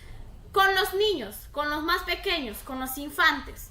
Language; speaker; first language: Spanish; native; Spanish